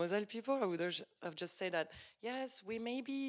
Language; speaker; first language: English; non-native, fluent; French